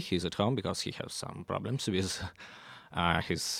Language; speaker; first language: English; non-native, learner; Russian